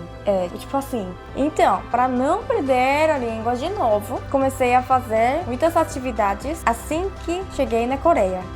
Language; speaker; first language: Portuguese; non-native, fluent; Korean